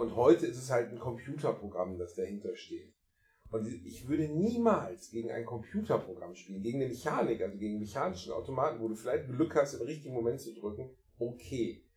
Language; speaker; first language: German; native; German